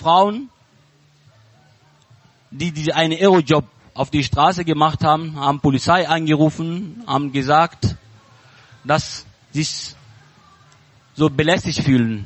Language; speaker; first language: German; non-native, learner; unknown